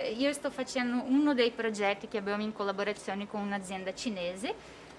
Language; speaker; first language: Italian; non-native, fluent; Portuguese